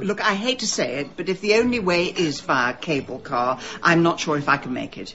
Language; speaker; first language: English; native; English